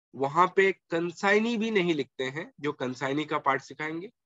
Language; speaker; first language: Hindi; non-native, local second language; Marathi